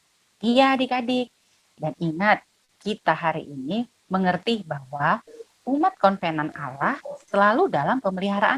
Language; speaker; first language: Indonesian; native; Indonesian